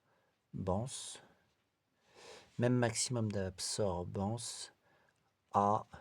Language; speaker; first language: French; native; French